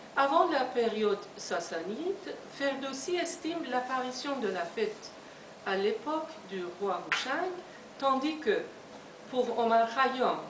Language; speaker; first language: French; non-native, fluent; Persian